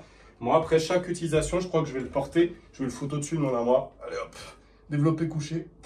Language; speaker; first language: French; native; French